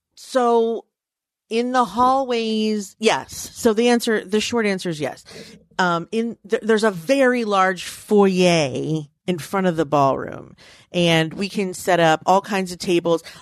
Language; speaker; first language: English; native; English